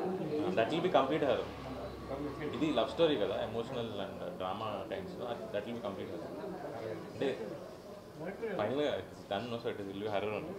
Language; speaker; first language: Telugu; native; Telugu